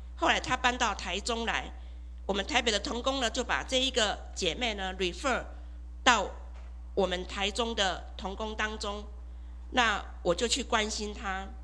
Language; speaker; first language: Chinese; native; Chinese